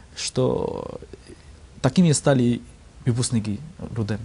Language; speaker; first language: Russian; non-native, learner; Bangla